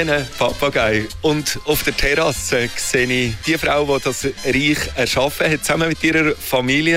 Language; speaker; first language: German; native; German